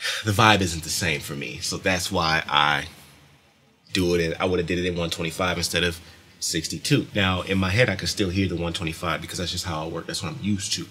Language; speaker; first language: English; native; English